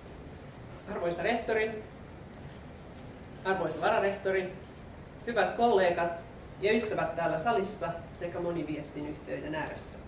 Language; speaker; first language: Finnish; native; Finnish